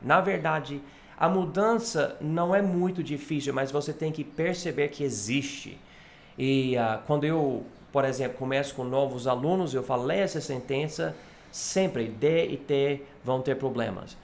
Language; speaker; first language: Portuguese; non-native, fluent; English